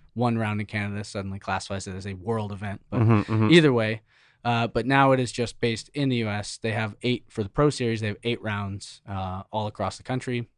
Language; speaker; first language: English; native; English